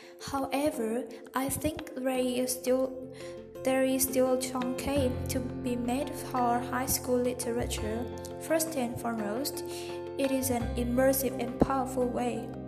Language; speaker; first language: English; non-native, fluent; Vietnamese